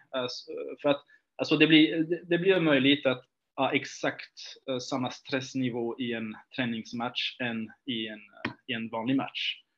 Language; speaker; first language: Swedish; non-native, fluent; French